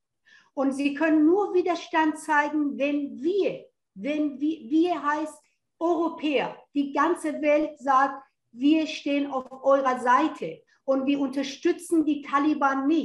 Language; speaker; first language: German; non-native, fluent; Persian